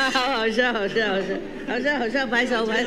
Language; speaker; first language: Chinese; non-native, fluent; Vietnamese